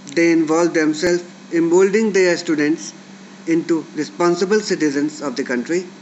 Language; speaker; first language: English; non-native, local second language; Hindi